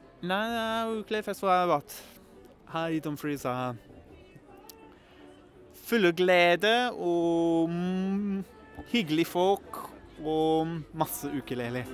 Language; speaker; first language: Norwegian; non-native, learner; English